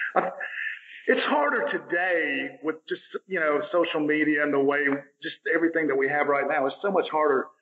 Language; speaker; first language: English; native; English